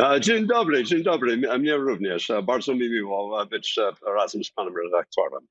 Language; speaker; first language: Polish; non-native, fluent; English